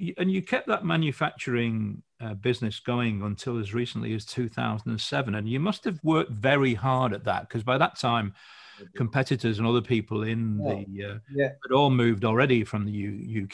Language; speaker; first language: English; native; English